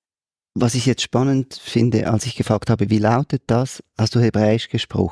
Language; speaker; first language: German; native; German